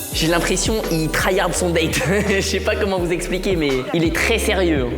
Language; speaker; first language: French; native; French